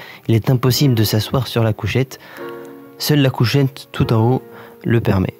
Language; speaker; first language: French; native; French